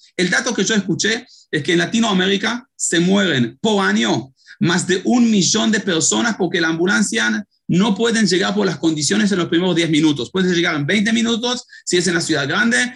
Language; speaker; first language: Spanish; early bilingual, heritage; Hebrew